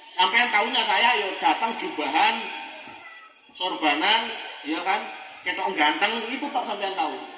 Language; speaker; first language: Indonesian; non-native, local second language; Javanese